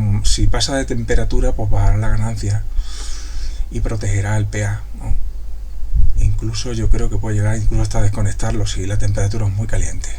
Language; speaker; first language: Spanish; native; Spanish